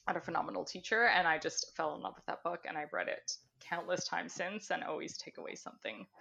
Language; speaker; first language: English; native; English